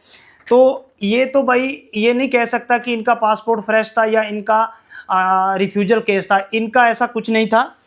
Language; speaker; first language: Hindi; native; Hindi